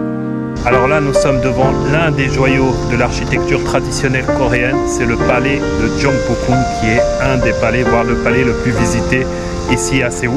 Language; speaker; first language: French; native; French